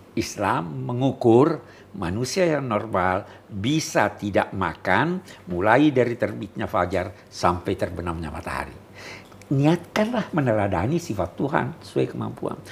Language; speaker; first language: Indonesian; native; Indonesian